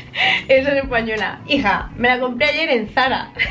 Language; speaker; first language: Spanish; native; Spanish